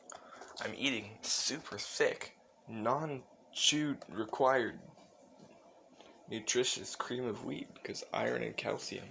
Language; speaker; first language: English; native; English